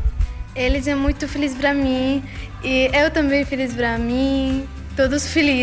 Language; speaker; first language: Portuguese; non-native, learner; Arabic